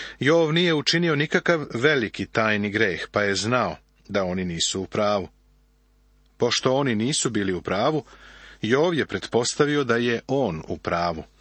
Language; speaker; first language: Serbian; native; Serbian